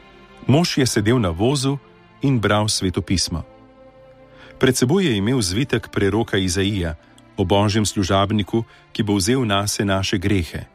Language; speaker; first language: Slovenian; native; Slovenian